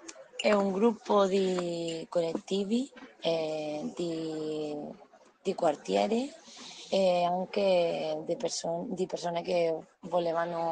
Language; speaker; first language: Italian; non-native, learner; Spanish